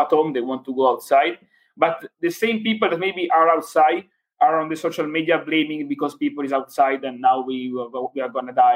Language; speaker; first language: English; non-native, fluent; Italian